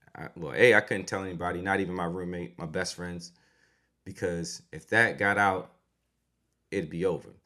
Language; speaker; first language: English; native; English